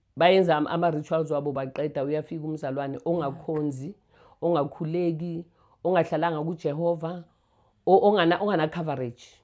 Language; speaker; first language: Zulu; native; Zulu